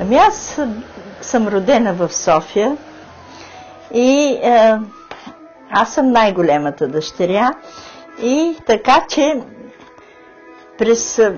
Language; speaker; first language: Bulgarian; native; Bulgarian